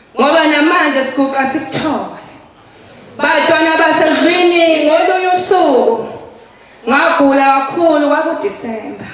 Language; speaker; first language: Zulu; native; Zulu